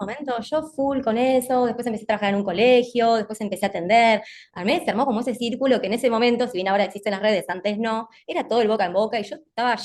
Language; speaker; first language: Spanish; native; Spanish